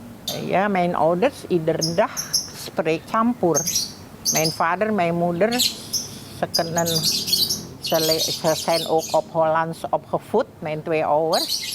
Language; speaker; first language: Dutch; early bilingual, heritage; Indonesian